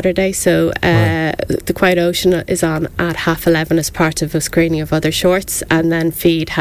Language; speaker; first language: English; native; English